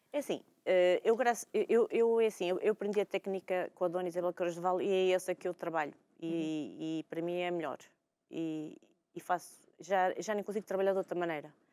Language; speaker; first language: Portuguese; early bilingual, heritage; Portuguese